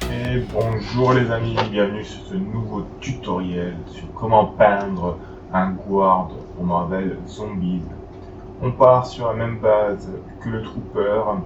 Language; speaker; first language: French; native; French